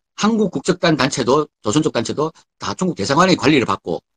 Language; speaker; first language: Korean; native; Korean